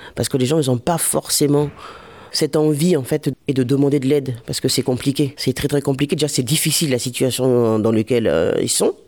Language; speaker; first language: French; early bilingual, other home language; Lingala